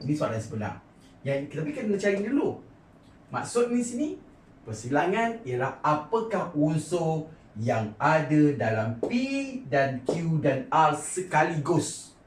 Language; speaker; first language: Malay; native; Malay